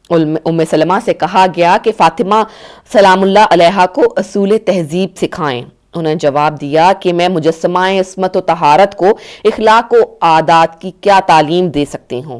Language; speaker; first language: Urdu; native; Urdu